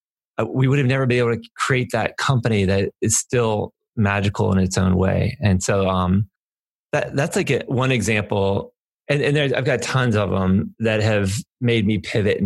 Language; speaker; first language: English; native; English